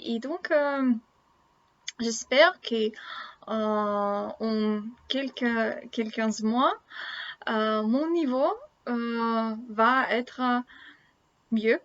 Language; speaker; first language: French; non-native, learner; Russian